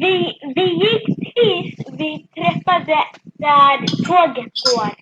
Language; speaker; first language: Swedish; early bilingual, other home language; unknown